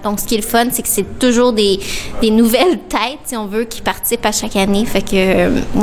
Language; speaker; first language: French; native; French